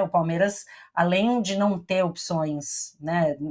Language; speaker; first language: Portuguese; native; Portuguese